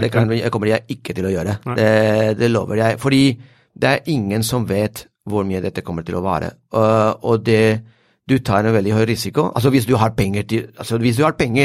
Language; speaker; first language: Swedish; non-native, fluent; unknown